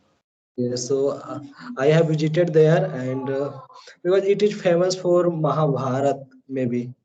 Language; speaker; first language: English; non-native, learner; Hindi